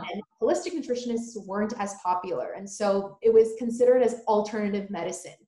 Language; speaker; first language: English; early bilingual, other home language; Polish